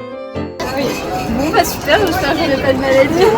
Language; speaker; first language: French; native; French